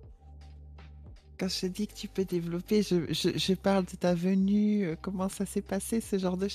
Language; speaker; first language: French; native; French